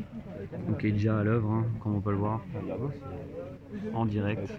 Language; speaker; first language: French; native; French